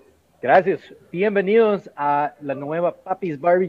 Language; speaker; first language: Spanish; non-native, learner; English